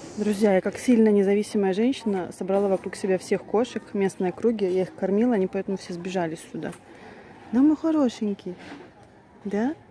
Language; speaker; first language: Russian; native; Russian